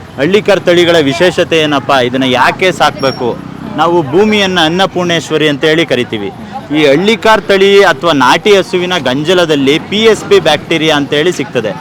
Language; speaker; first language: Kannada; native; Kannada